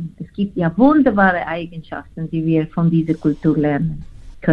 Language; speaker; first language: German; non-native, fluent; Spanish